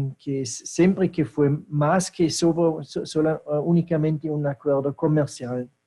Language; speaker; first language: Spanish; non-native, fluent; German